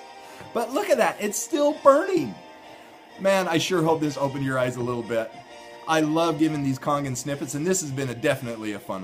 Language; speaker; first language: English; native; English